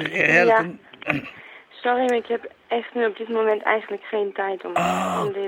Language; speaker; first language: Dutch; non-native, learner; German